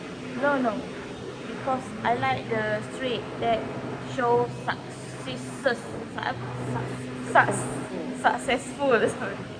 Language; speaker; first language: English; non-native, learner; Malay